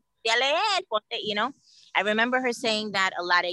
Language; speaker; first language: English; early bilingual, other home language; Spanish